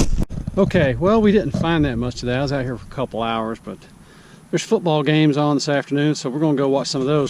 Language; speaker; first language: English; native; English